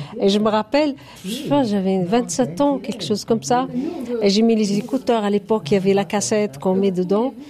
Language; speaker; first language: French; non-native, fluent; Arabic